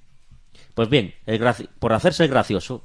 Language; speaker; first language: Spanish; native; Spanish